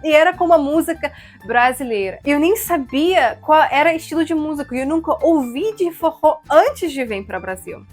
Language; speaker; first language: Portuguese; non-native, fluent; Russian